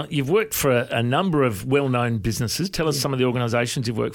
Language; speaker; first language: English; native; English